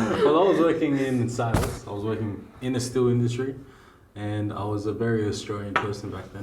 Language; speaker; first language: English; native; English